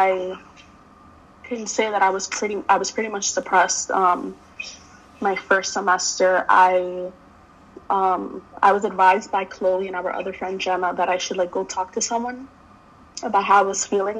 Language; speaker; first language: English; native; English